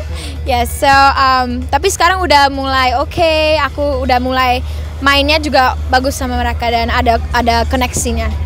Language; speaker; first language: Indonesian; early bilingual, heritage; Indonesian